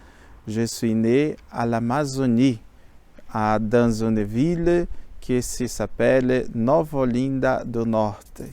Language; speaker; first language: French; non-native, learner; Portuguese